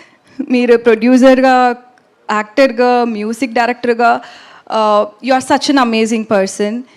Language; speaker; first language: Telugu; non-native, learner; Tamil